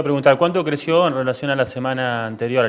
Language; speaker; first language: Spanish; native; Spanish